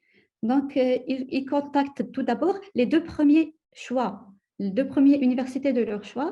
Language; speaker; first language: French; non-native, local second language; Arabic